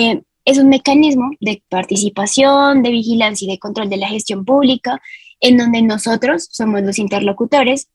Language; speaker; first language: Spanish; native; Spanish